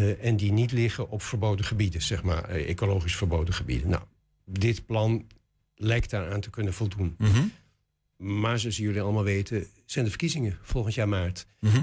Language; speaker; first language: Dutch; native; Dutch